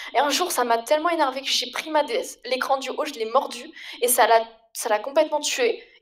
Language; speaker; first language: French; native; French